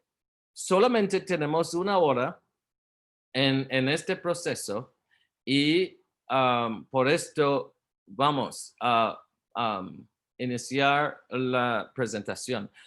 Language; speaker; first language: Spanish; non-native, learner; Portuguese